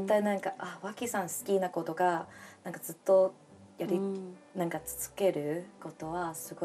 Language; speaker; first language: Japanese; non-native, learner; Cantonese